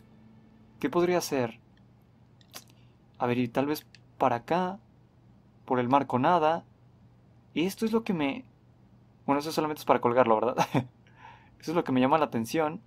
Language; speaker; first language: Spanish; native; Spanish